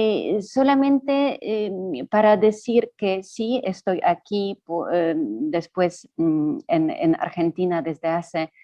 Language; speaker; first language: Spanish; non-native, fluent; Polish